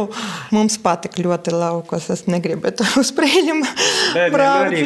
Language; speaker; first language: Latvian; non-native, local second language; Russian